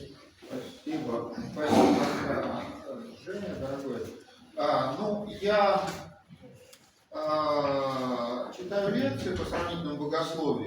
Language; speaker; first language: Russian; native; Russian